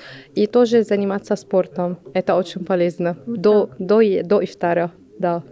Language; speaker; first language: Russian; non-native, learner; Arabic